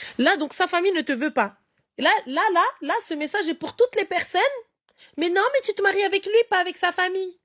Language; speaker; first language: French; early bilingual, other home language; Arabic